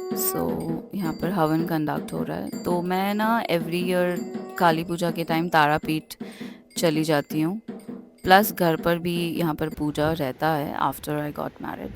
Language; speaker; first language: Hindi; non-native, local second language; Bangla